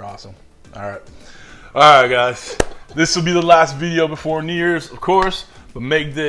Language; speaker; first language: English; native; English